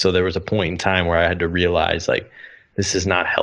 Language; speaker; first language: English; native; English